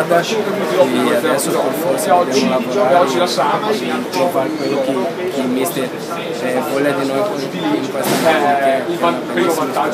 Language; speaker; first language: Italian; non-native, fluent; Portuguese